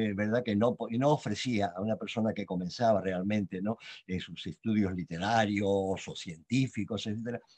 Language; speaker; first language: Spanish; native; Spanish